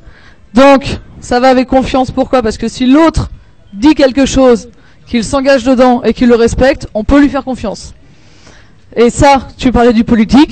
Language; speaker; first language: French; native; French